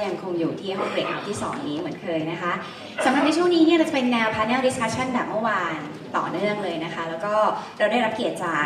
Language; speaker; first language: Thai; native; Thai